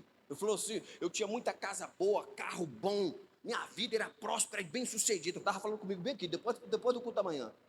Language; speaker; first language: Portuguese; native; Portuguese